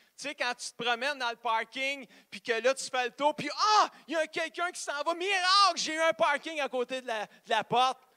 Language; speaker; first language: French; native; French